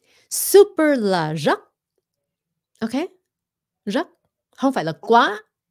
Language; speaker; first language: Vietnamese; early bilingual, heritage; Vietnamese